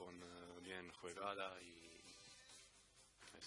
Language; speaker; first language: Spanish; non-native, learner; Croatian